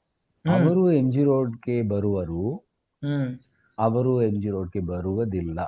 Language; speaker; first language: Kannada; non-native, learner; Tamil